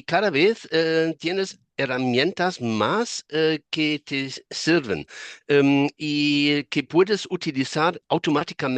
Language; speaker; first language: Spanish; non-native, fluent; German